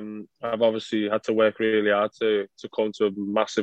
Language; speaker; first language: English; native; English